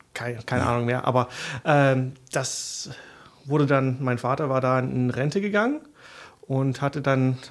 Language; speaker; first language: German; non-native, fluent; English